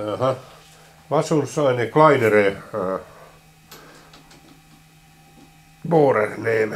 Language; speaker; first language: German; non-native, learner; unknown